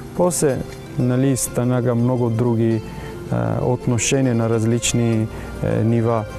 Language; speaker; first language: Bulgarian; non-native, fluent; Italian